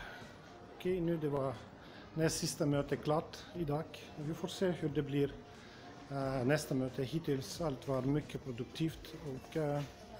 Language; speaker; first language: Swedish; non-native, fluent; Russian